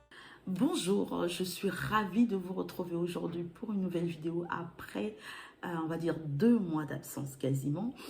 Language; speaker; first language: French; native; French